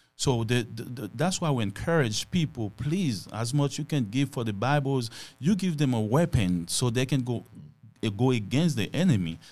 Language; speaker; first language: English; non-native, fluent; Haitian Creole